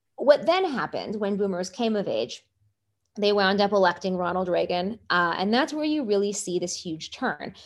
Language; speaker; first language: English; native; English